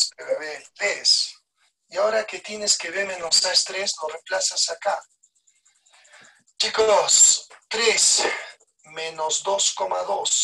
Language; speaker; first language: Spanish; native; Spanish